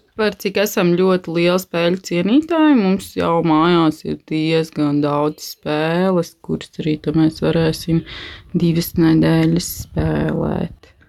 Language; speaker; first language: Latvian; native; Latvian